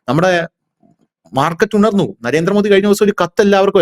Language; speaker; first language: Malayalam; native; Malayalam